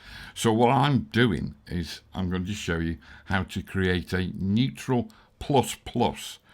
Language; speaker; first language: English; native; English